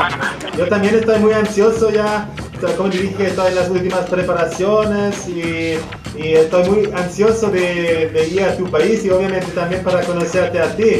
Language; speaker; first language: Spanish; non-native, fluent; German